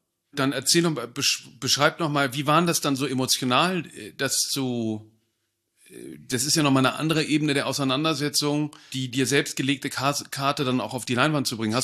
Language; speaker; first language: German; native; German